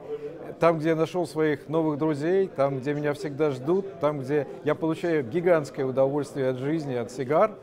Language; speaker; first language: Russian; native; Russian